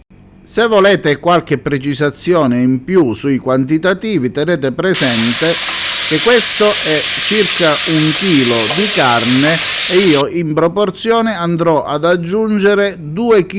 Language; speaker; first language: Italian; native; Italian